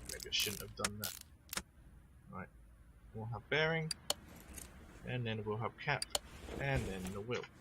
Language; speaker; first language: English; native; English